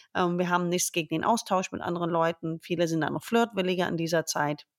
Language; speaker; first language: German; non-native, fluent; English